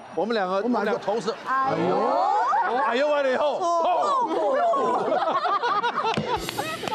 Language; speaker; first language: Chinese; native; Chinese